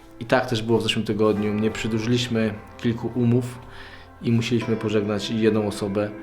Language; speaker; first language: Polish; native; Polish